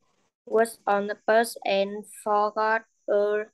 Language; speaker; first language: English; non-native, learner; Vietnamese